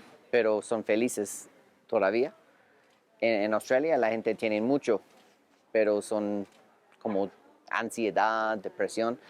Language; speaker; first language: Spanish; non-native, learner; English